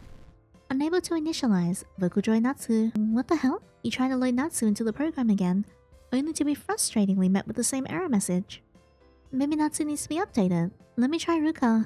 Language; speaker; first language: English; native; English